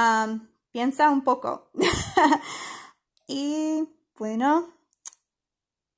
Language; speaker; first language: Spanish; non-native, fluent; English